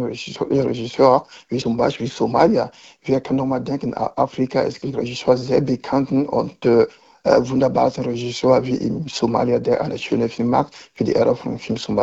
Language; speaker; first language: German; non-native, learner; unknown